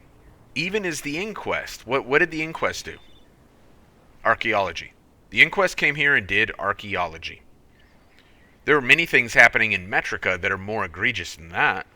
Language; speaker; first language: English; native; English